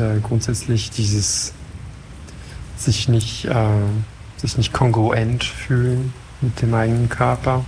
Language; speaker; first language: German; non-native, fluent; French